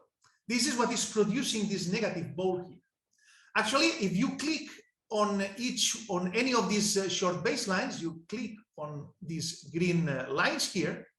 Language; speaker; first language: English; non-native, fluent; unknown